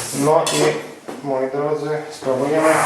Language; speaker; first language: Polish; non-native, fluent; Ukrainian